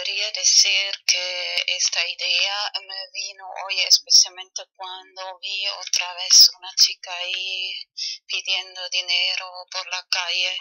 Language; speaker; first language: Spanish; non-native, fluent; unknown